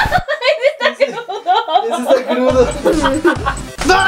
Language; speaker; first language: Spanish; native; Spanish